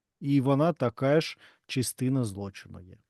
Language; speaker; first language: Ukrainian; non-native, learner; Russian